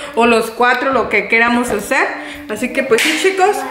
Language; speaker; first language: Spanish; early bilingual, heritage; Spanish